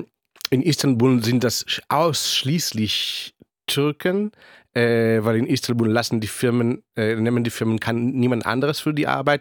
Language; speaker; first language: German; non-native, fluent; Hebrew